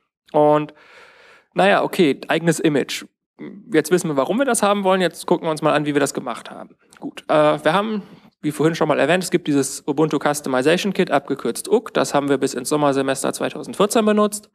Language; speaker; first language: German; native; German